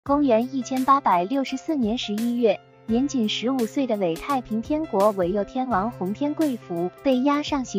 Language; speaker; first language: Chinese; native; Chinese